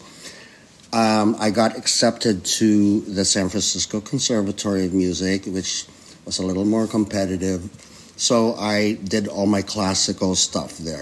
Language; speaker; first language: English; non-native, local second language; Filipino